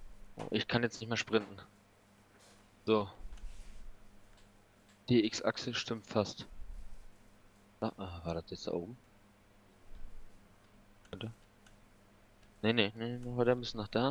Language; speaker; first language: German; native; German